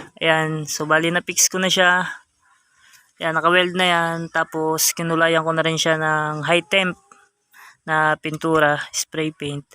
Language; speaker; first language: Filipino; native; Filipino